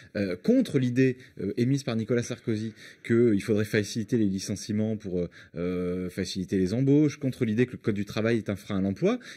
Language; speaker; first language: French; native; French